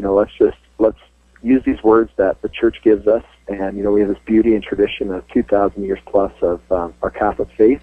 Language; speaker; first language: English; native; English